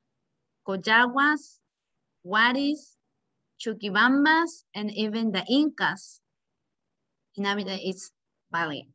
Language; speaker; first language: English; non-native, fluent; Spanish